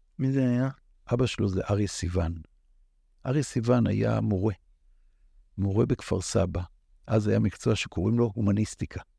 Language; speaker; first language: Hebrew; native; Hebrew